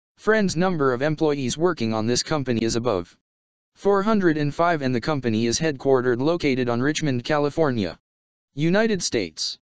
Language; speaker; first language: English; non-native, local second language; Hindi